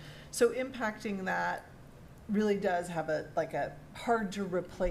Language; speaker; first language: English; native; English